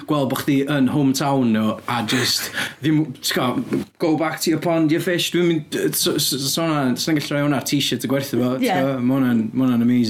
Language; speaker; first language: Welsh; native; Welsh